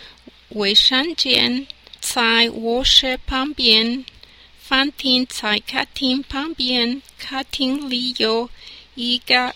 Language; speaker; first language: Chinese; non-native, learner; English